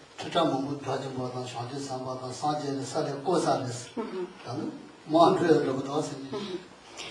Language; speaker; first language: French; non-native, learner; Tibetan